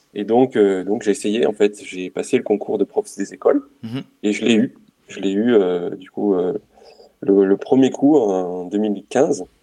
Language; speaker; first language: French; native; French